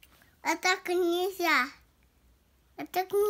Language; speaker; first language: Russian; early bilingual, heritage; Russian